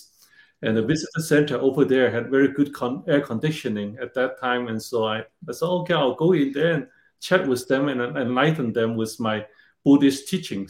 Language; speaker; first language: English; non-native, local second language; Cantonese